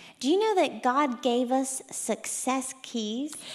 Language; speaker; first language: English; native; English